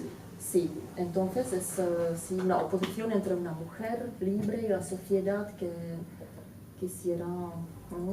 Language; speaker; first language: Spanish; non-native, fluent; Czech